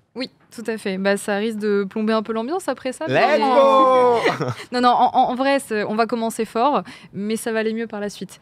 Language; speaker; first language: French; native; French